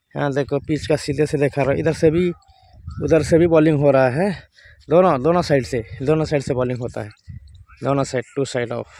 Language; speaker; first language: Hindi; non-native, local second language; Odia